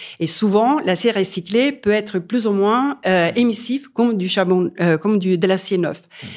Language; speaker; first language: French; non-native, fluent; Italian